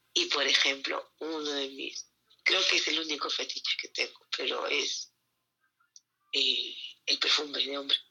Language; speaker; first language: Spanish; native; Spanish